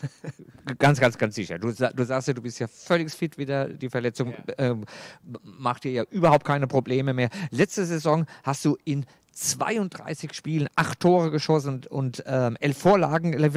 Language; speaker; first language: German; native; German